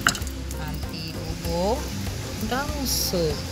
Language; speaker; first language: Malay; non-native, local second language; Chinese